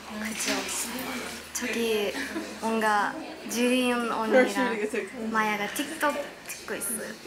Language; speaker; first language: Korean; non-native, fluent; Japanese